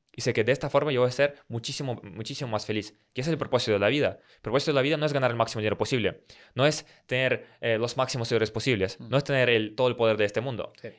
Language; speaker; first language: Spanish; early bilingual, other home language; Russian